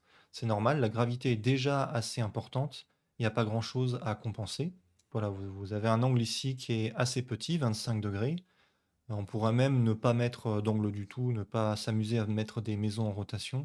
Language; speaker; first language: French; native; French